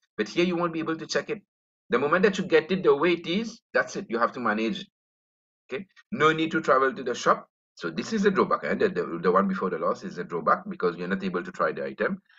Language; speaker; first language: English; non-native, local second language; Morisyen